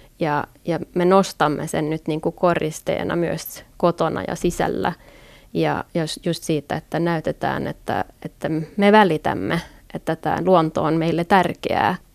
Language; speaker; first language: Finnish; non-native, local second language; Swedish